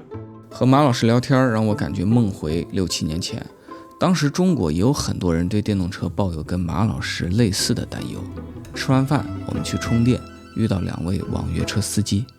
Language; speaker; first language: Chinese; native; Chinese